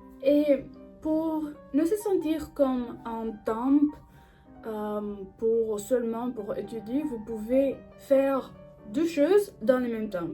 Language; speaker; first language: French; non-native, learner; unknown